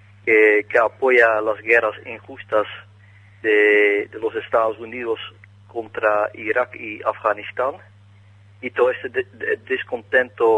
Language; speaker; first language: Spanish; non-native, fluent; Dutch